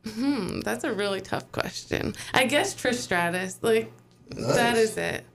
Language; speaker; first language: English; native; English